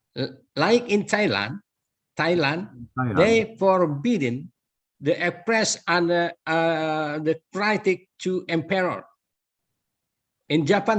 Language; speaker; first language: English; non-native, learner; Indonesian